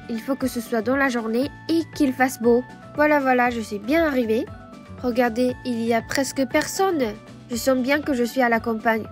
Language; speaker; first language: French; non-native, fluent; Japanese